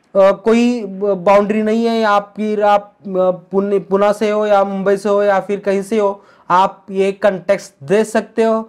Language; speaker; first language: Hindi; non-native, local second language; Marathi